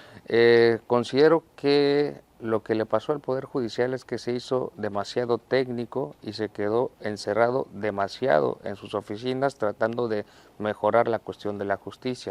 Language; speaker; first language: Spanish; native; Spanish